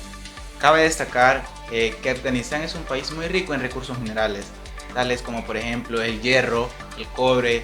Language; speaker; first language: Spanish; native; Spanish